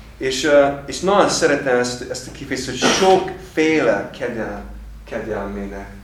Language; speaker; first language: Hungarian; non-native, fluent; English